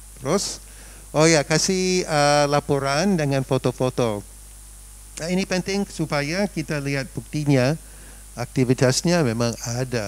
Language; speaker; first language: Indonesian; non-native, fluent; English